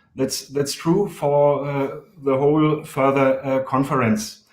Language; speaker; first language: English; non-native, fluent; German